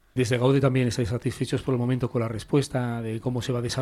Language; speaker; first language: Spanish; native; Spanish